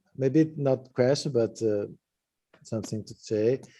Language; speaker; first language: English; non-native, fluent; Portuguese